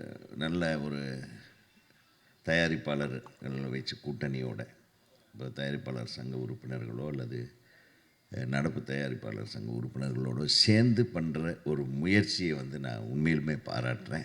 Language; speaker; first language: Tamil; native; Tamil